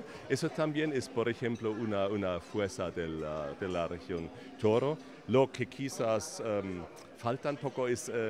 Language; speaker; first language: Spanish; non-native, fluent; German